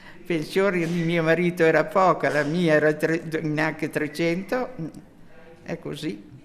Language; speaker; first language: Italian; early bilingual, heritage; Italian